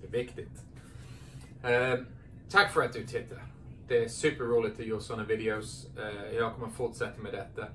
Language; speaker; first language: Swedish; non-native, fluent; English